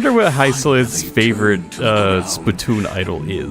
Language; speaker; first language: English; native; English